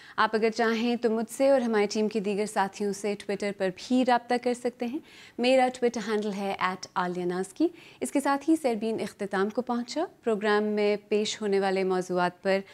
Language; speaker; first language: Urdu; native; Urdu